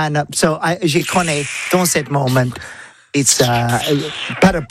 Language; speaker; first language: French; non-native, learner; English